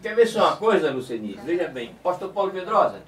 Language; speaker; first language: Portuguese; native; Portuguese